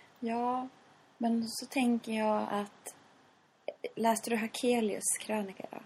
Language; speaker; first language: Swedish; native; Swedish